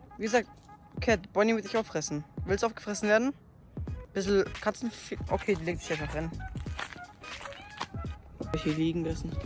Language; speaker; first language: German; native; German